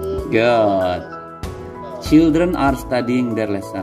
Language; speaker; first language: English; non-native, fluent; Indonesian